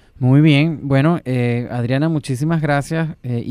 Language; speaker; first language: Spanish; native; Spanish